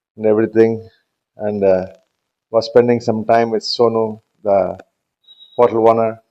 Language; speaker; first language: English; non-native, local second language; Tamil